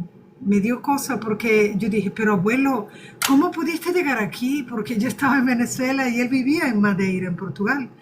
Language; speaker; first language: Spanish; early bilingual, other home language; Portuguese